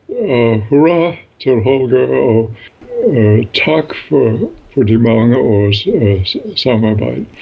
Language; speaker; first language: Danish; non-native, fluent; English